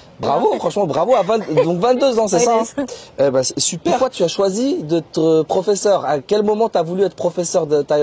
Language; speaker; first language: French; native; French